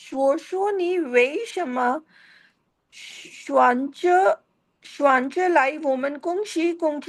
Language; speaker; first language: Chinese; non-native, learner; Hindi